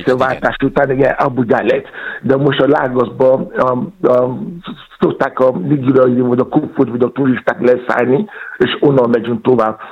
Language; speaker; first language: Hungarian; non-native, fluent; Yoruba